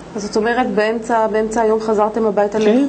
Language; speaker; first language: Hebrew; native; Hebrew